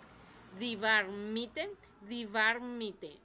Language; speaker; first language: German; non-native, learner; Spanish